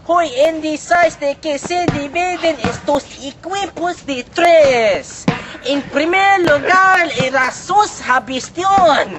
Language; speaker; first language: Spanish; non-native, learner; English